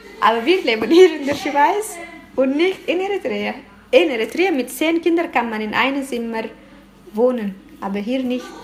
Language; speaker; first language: German; non-native, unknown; Tigrinya